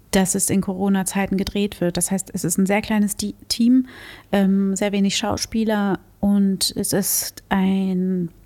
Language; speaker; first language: German; early bilingual, other home language; Portuguese